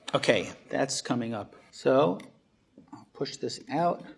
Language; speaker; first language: English; native; English